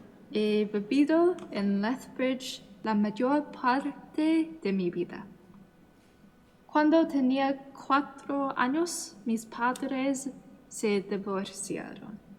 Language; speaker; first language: Spanish; non-native, learner; English